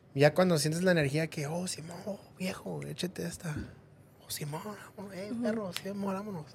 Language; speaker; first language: Spanish; early bilingual, heritage; Spanish